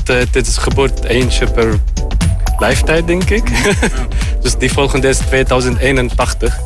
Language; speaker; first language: Dutch; non-native, learner; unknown